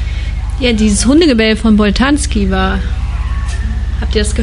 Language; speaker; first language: German; native; German